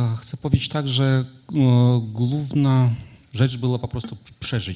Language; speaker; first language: Polish; non-native, fluent; Ukrainian